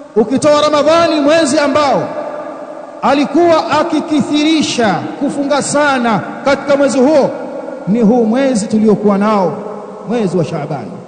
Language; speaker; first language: Swahili; native; Swahili